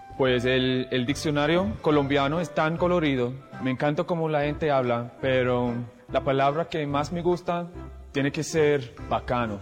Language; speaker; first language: Spanish; non-native, fluent; English